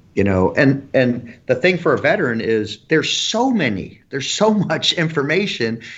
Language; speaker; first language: English; native; English